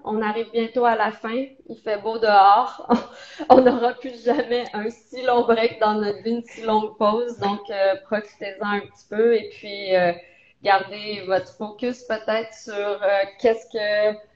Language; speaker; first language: French; native; French